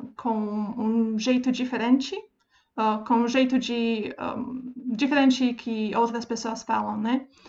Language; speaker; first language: Portuguese; non-native, fluent; Slovak